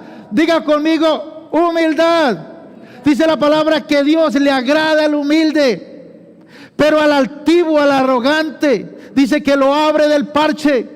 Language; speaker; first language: Spanish; native; Spanish